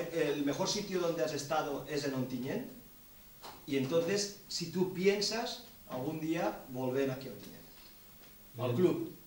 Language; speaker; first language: Spanish; native; Spanish